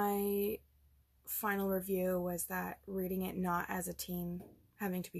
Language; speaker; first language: English; native; English